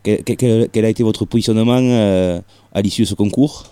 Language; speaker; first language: French; native; French